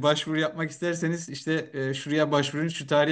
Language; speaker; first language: Turkish; native; Turkish